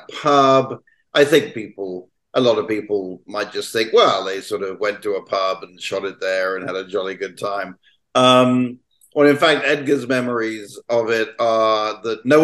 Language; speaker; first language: English; native; English